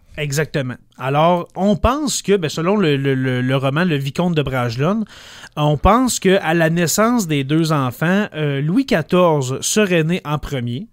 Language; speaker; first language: French; native; French